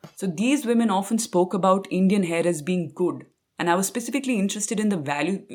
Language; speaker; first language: English; non-native, local second language; Punjabi